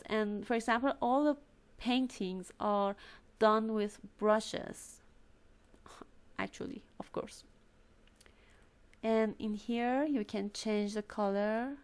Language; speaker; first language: English; non-native, fluent; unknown